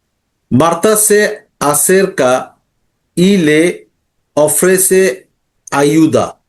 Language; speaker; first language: Spanish; non-native, learner; Bangla